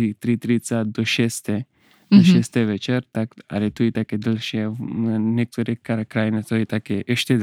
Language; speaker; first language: Slovak; non-native, learner; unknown